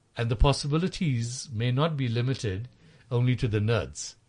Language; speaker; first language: English; native; English